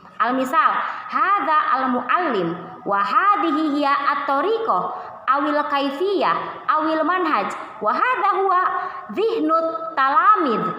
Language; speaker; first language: Arabic; non-native, learner; Indonesian